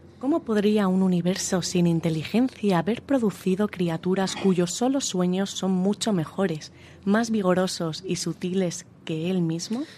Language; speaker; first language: Spanish; native; Spanish